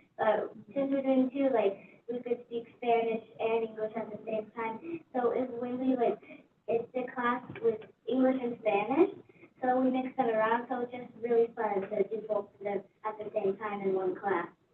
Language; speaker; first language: English; early bilingual, other home language; Turkish